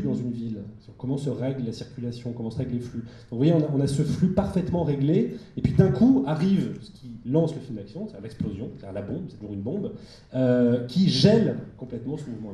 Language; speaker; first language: French; native; French